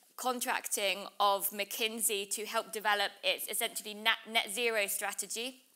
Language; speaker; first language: English; native; English